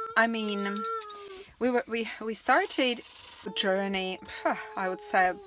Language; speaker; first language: English; non-native, fluent; Slovak